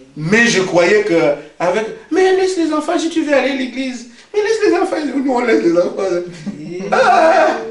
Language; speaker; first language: French; non-native, local second language; Basaa